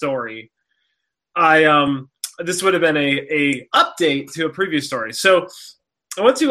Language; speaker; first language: English; native; English